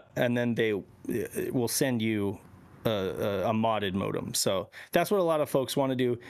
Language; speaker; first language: English; native; English